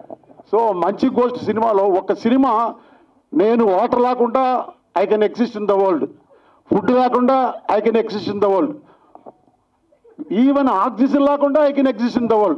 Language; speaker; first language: Telugu; native; Telugu